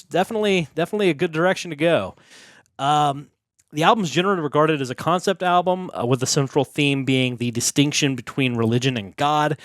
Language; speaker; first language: English; native; English